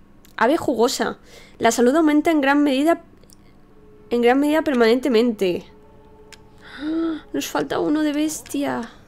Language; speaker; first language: Spanish; native; Spanish